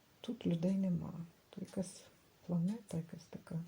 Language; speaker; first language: Ukrainian; native; Ukrainian